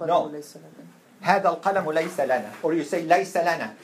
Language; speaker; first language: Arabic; non-native, fluent; English